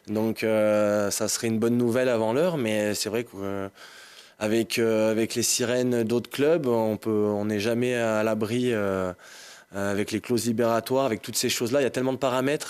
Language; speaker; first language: French; native; French